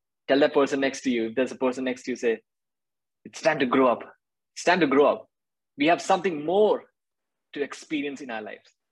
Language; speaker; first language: English; non-native, local second language; Malayalam